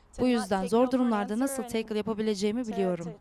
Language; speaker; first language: Turkish; non-native, learner; English